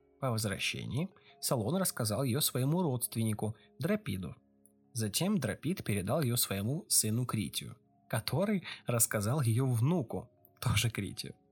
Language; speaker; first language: Russian; native; Russian